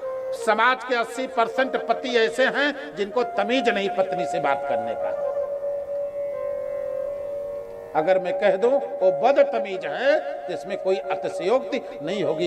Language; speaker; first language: Hindi; native; Hindi